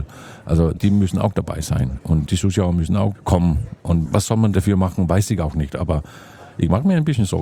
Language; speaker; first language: German; non-native, fluent; Danish